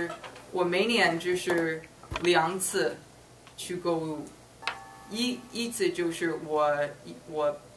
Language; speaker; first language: Chinese; non-native, fluent; English